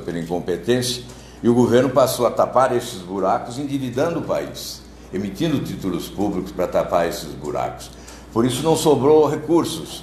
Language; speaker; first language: Portuguese; native; Portuguese